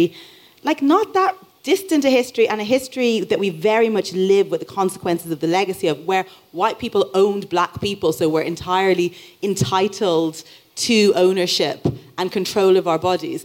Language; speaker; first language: English; native; English